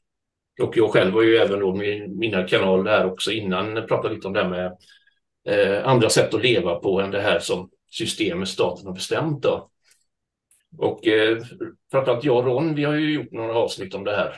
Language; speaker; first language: Swedish; native; Swedish